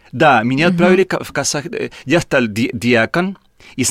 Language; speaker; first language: Russian; non-native, learner; Spanish